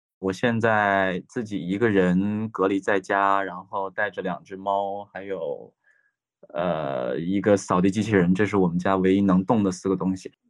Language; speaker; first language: Chinese; native; Chinese